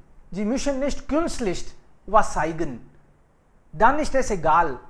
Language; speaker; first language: German; non-native, fluent; Hindi